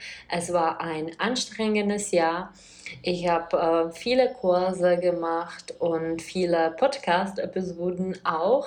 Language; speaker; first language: German; non-native, fluent; Czech